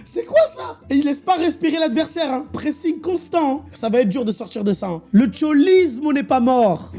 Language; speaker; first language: French; native; French